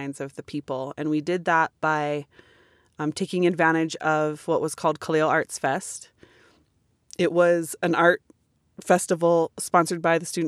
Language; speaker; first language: English; native; English